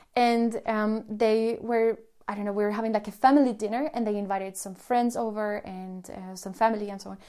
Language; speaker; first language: English; non-native, fluent; Spanish